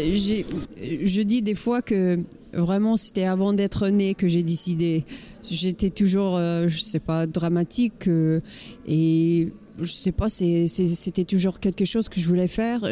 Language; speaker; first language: French; non-native, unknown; English